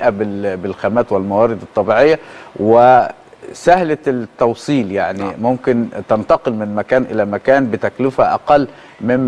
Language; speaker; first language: Arabic; native; Arabic